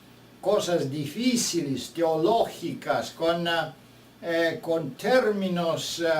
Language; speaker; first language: Spanish; non-native, fluent; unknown